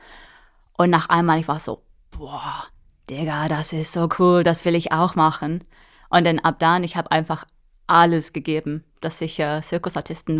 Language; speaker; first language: German; non-native, fluent; English